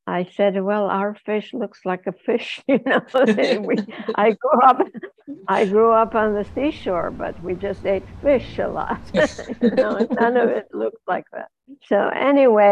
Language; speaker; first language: English; non-native, fluent; Ladino